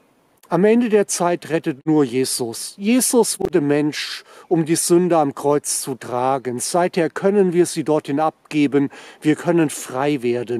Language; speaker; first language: German; native; German